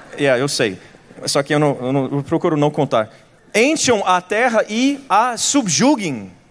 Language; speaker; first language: Portuguese; non-native, fluent; English